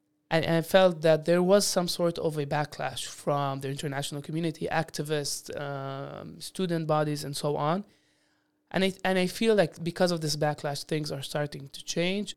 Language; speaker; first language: English; non-native, fluent; Arabic